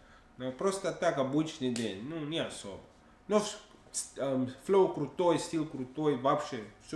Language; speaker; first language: Russian; non-native, learner; English